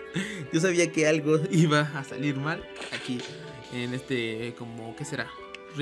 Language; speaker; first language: Spanish; native; Spanish